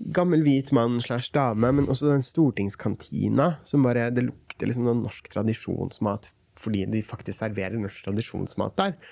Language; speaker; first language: Norwegian; early bilingual, other home language; Kurdish